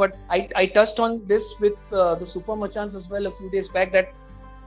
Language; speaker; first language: English; non-native, local second language; Bangla